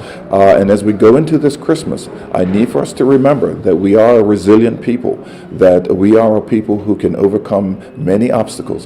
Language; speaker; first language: English; native; English